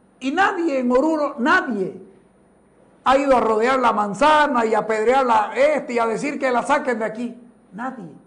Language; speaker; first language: Spanish; native; Spanish